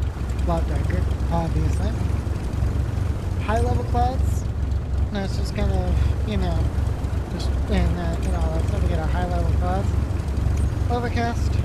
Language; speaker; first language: English; native; English